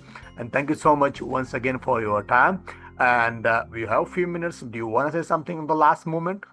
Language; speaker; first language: English; non-native, fluent; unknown